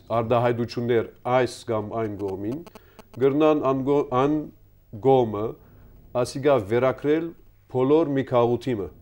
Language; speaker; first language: Armenian; native; Armenian